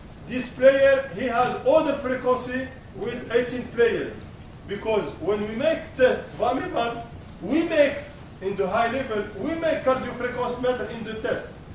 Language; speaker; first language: English; non-native, learner; Arabic